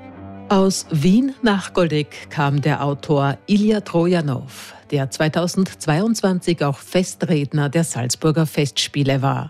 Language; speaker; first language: German; native; German